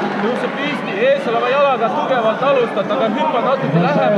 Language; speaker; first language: Estonian; non-native, local second language; Russian